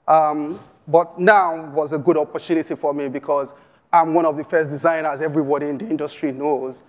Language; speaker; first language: English; non-native, local second language; Yoruba